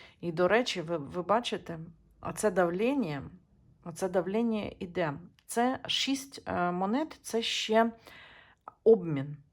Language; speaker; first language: Ukrainian; native; Ukrainian